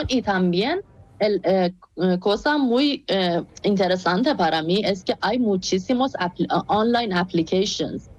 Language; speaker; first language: Spanish; non-native, fluent; Persian